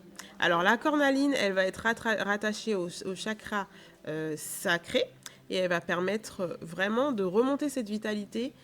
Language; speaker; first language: French; native; French